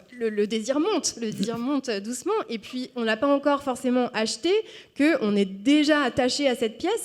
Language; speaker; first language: French; native; French